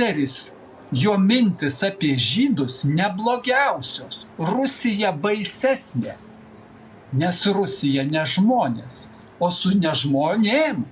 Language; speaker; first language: Lithuanian; native; Lithuanian